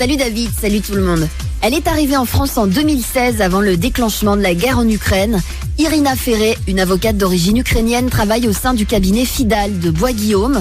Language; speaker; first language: French; native; French